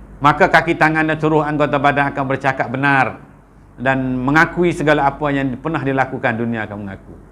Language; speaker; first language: Malay; native; Malay